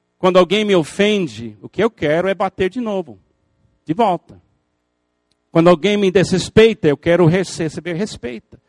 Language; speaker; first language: Portuguese; non-native, fluent; English